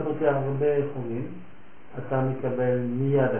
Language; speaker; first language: Hebrew; non-native, fluent; French